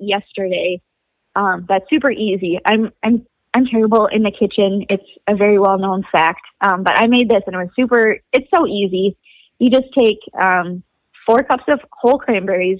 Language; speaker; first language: English; native; English